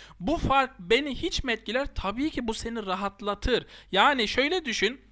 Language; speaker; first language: Turkish; native; Turkish